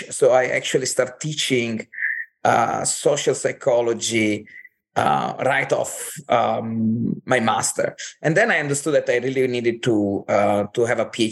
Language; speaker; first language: English; non-native, fluent; Italian